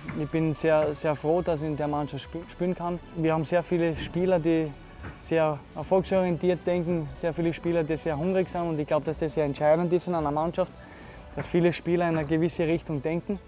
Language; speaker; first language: German; native; German